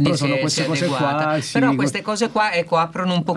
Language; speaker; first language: Italian; native; Italian